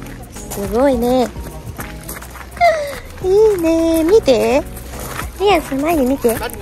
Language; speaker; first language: Japanese; non-native, fluent; Nepali